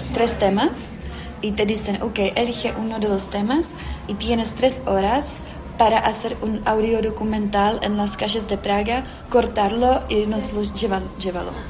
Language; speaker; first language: Spanish; non-native, fluent; Czech